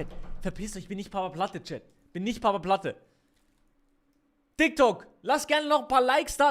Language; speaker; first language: German; native; German